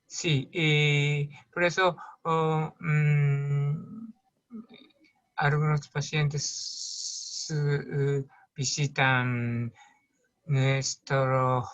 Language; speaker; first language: Spanish; non-native, learner; Japanese